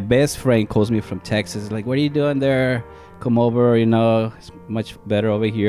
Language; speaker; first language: English; non-native, fluent; Spanish